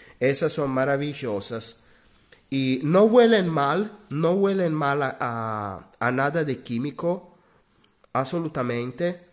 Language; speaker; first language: Spanish; non-native, learner; Italian